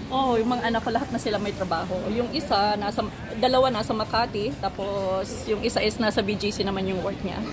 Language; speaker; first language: Filipino; non-native, local second language; Bikol